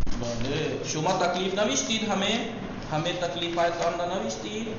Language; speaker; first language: Persian; non-native, fluent; Urdu